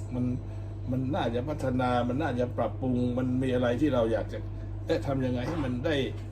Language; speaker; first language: Thai; native; Thai